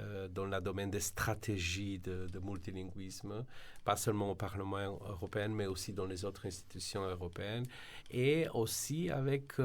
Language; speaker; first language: French; non-native, fluent; Slovenian